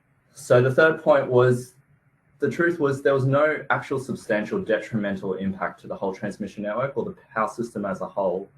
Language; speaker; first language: English; native; English